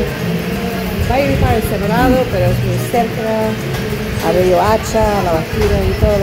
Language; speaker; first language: Spanish; non-native, fluent; English